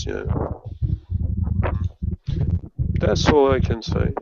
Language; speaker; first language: English; non-native, fluent; Turkish